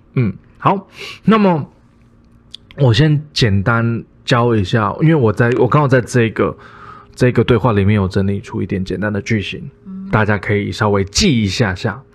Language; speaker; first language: Chinese; early bilingual, heritage; Chinese